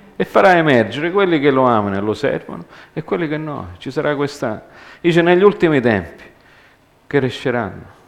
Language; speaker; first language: Italian; early bilingual, heritage; Italian